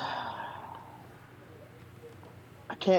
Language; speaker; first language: English; native; English